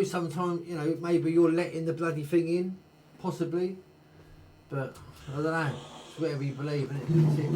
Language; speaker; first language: English; native; English